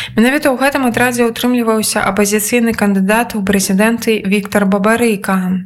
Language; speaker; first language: Belarusian; native; Belarusian